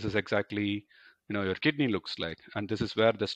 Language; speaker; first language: English; non-native, local second language; Tamil